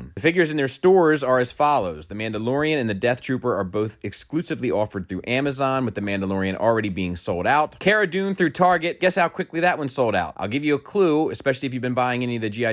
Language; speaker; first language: English; native; English